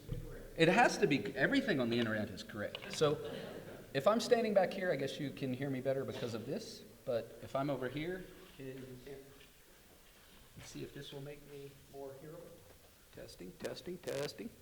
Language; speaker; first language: English; native; English